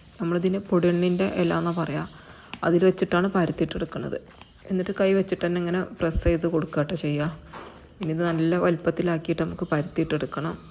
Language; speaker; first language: Malayalam; native; Malayalam